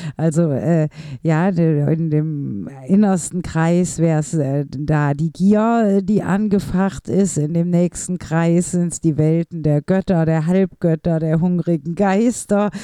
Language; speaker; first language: German; native; German